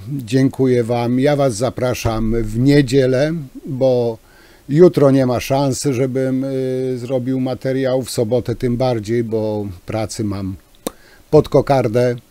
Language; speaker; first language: Polish; native; Polish